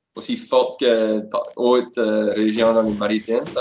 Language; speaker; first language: French; native; French